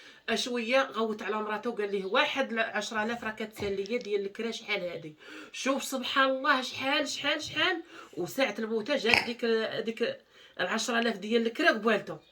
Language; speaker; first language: Arabic; native; Arabic